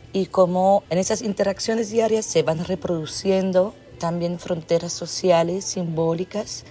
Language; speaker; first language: Spanish; non-native, fluent; French